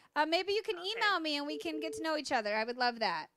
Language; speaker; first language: English; native; English